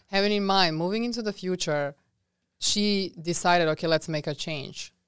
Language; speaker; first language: English; non-native, fluent; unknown